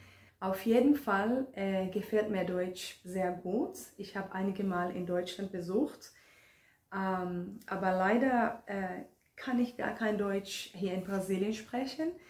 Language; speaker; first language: German; non-native, fluent; Finnish